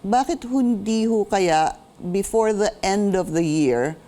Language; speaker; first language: Filipino; native; Filipino